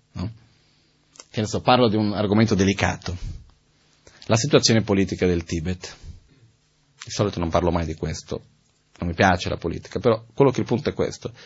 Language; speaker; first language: Italian; non-native, fluent; Portuguese